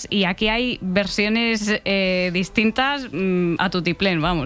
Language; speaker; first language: Spanish; native; Spanish